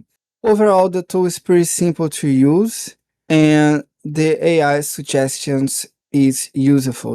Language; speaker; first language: English; non-native, fluent; Portuguese